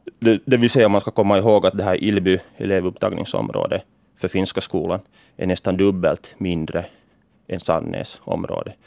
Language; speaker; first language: Swedish; native; Swedish